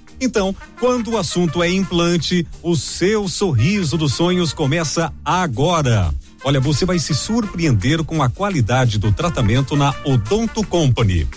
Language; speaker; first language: Portuguese; native; Portuguese